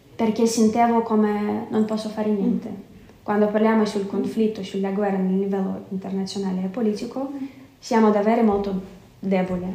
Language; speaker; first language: Italian; non-native, fluent; Ukrainian